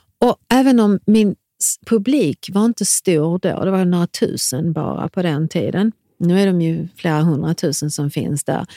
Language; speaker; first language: Swedish; early bilingual, other home language; Serbian